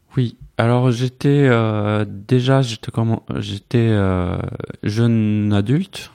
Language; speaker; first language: French; non-native, fluent; Arabic